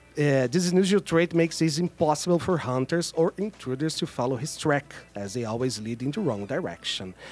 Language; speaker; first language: English; non-native, fluent; Portuguese